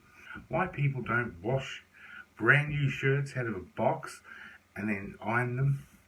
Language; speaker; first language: English; native; English